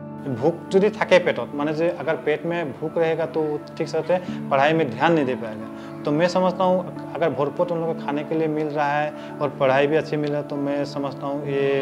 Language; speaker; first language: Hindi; non-native, local second language; Assamese